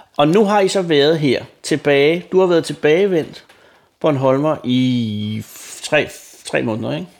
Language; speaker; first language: Danish; native; Danish